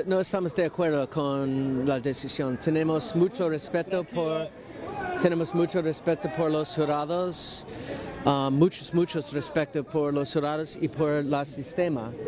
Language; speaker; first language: Spanish; non-native, learner; English